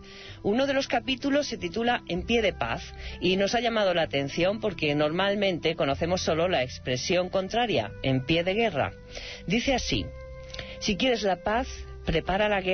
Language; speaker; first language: Spanish; native; Spanish